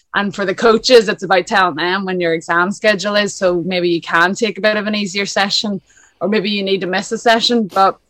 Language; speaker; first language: English; native; English